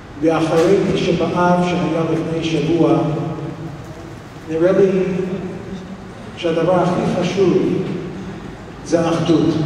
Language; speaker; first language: Hebrew; non-native, fluent; English